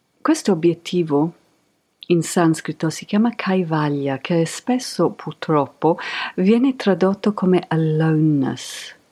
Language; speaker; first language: Italian; non-native, fluent; English